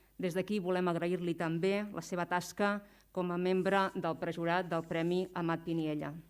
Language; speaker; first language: Catalan; native; Catalan